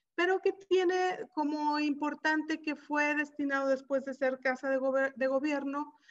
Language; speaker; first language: Spanish; native; Spanish